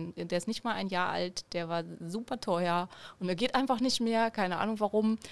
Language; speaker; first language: German; native; German